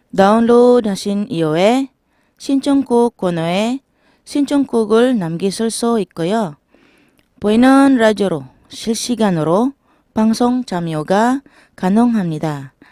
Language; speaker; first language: Korean; non-native, learner; Filipino